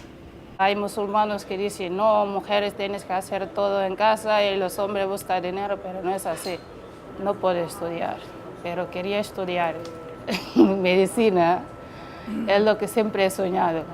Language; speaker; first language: Spanish; non-native, learner; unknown